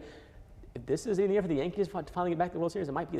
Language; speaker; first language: English; native; English